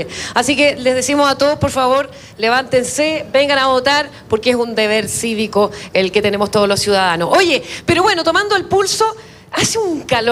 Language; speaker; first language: Spanish; native; Spanish